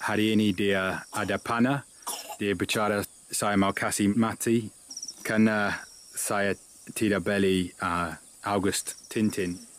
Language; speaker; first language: Indonesian; non-native, learner; English